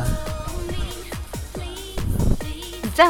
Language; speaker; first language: Chinese; native; Chinese